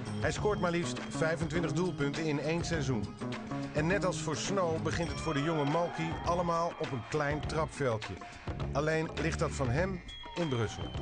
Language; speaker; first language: Dutch; native; Dutch